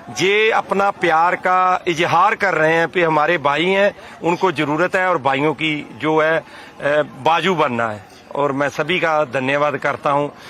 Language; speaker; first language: Urdu; non-native, local second language; Punjabi